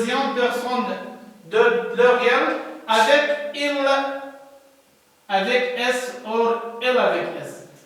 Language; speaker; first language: French; non-native, learner; Arabic